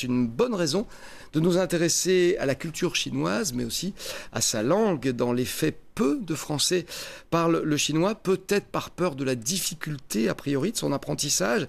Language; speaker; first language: French; native; French